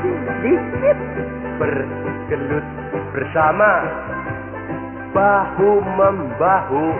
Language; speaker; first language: Indonesian; native; Indonesian